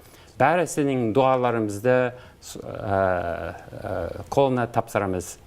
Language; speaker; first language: Kazakh; non-native, learner; English